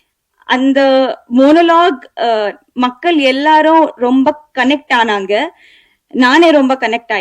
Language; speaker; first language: Tamil; non-native, learner; Telugu